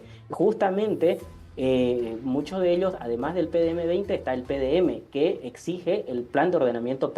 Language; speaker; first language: Spanish; native; Spanish